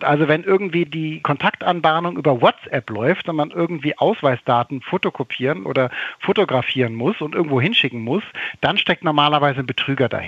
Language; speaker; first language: German; native; German